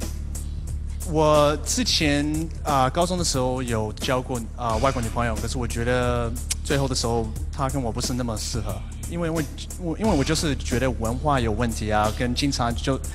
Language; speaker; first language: Chinese; non-native, fluent; English